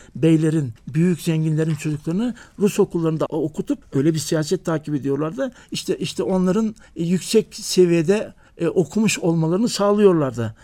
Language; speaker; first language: Turkish; native; Turkish